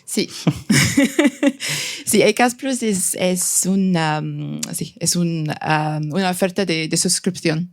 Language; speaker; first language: Spanish; non-native, fluent; French